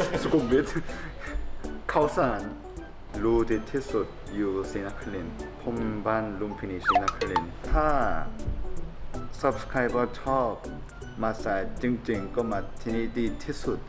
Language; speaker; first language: Thai; non-native, learner; Korean